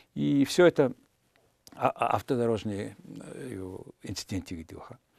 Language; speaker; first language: Russian; non-native, fluent; Mongolian